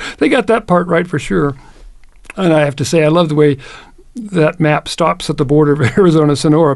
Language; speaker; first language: English; native; English